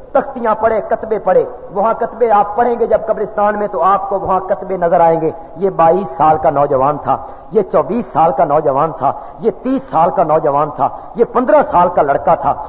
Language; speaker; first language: Urdu; non-native, local second language; Punjabi